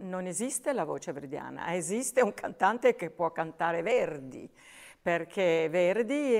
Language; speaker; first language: Italian; native; Italian